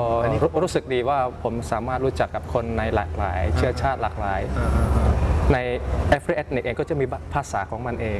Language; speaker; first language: Thai; early bilingual, other home language; Indonesian